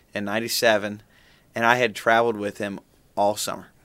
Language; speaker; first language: English; native; English